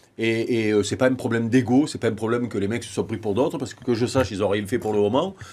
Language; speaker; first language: French; native; French